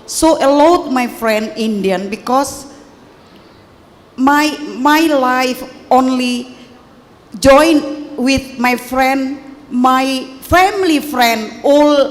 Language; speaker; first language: English; non-native, learner; Indonesian